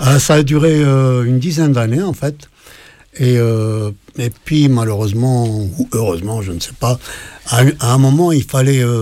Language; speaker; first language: French; non-native, local second language; Kabyle